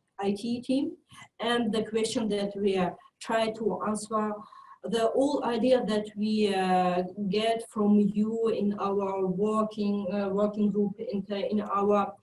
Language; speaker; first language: English; non-native, fluent; French